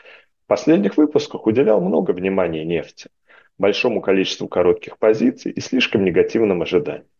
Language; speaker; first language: Russian; native; Russian